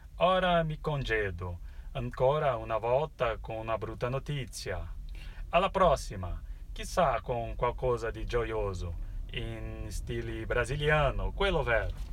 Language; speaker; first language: Italian; non-native, fluent; Portuguese